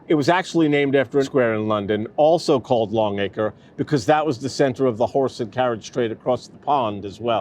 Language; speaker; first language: English; native; English